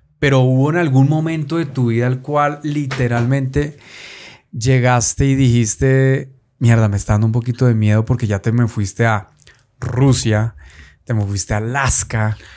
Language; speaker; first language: Spanish; native; Spanish